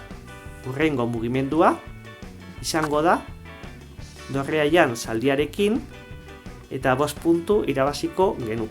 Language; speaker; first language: Basque; non-native, local second language; Spanish